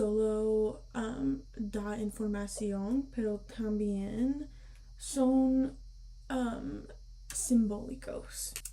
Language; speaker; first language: Spanish; early bilingual, heritage; Spanish